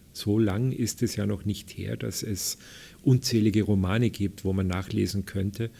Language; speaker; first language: German; native; German